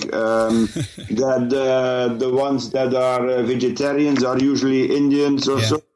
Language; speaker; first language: English; non-native, fluent; Dutch